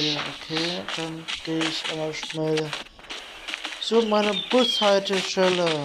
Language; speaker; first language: German; non-native, learner; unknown